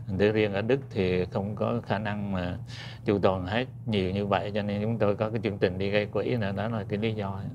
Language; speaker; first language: Vietnamese; native; Vietnamese